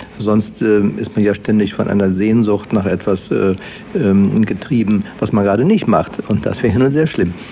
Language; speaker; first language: German; native; German